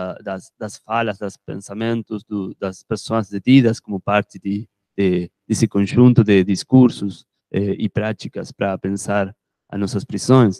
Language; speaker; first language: Portuguese; non-native, fluent; Spanish